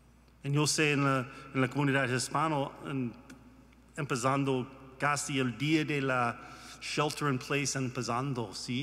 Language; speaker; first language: Spanish; non-native, learner; English